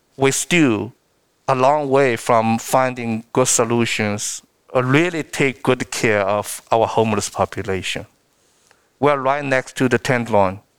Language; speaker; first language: English; non-native, fluent; Chinese